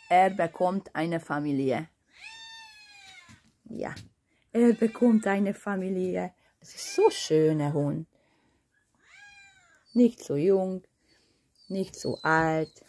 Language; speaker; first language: German; non-native, learner; Hungarian